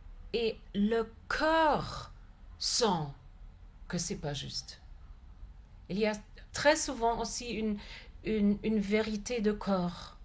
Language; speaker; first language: French; non-native, fluent; German